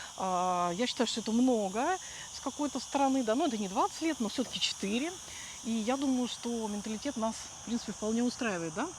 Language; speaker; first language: Russian; native; Russian